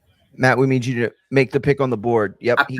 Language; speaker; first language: English; native; English